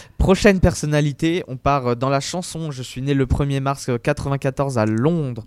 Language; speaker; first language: French; native; French